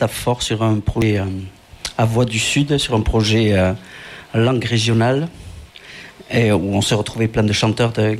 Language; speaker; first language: French; non-native, local second language; Basque